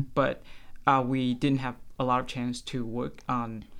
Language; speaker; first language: English; non-native, fluent; Vietnamese